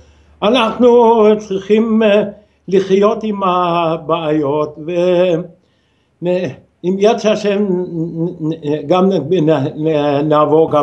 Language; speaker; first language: Hebrew; non-native, fluent; Danish